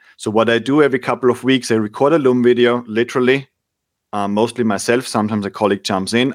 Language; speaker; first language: English; non-native, fluent; German